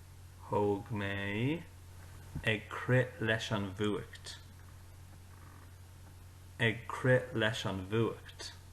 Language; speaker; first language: Irish; non-native, local second language; English